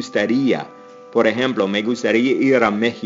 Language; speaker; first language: Spanish; non-native, fluent; English